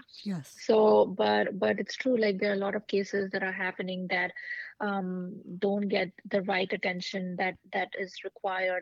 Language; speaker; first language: English; non-native, local second language; Hindi